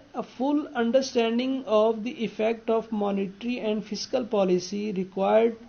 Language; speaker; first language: English; non-native, local second language; Urdu